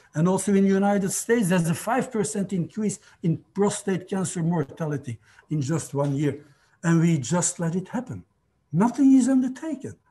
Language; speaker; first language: English; non-native, fluent; Dutch